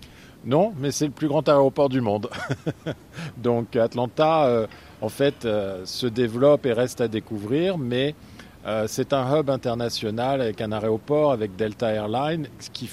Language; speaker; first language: French; native; French